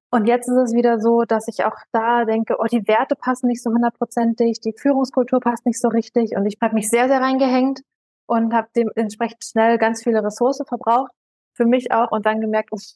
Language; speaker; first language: German; native; German